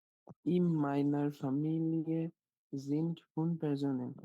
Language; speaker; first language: German; non-native, learner; Bangla